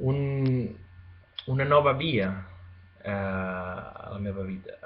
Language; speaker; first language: Catalan; non-native, fluent; Spanish